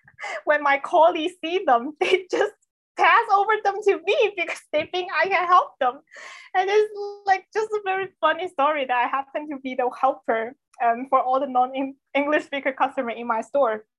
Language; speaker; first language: English; non-native, fluent; Chinese